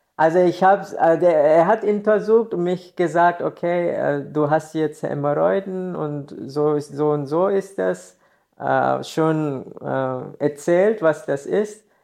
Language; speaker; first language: German; non-native, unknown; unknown